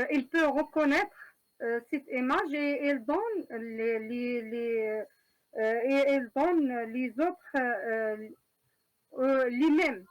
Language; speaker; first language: French; non-native, learner; Arabic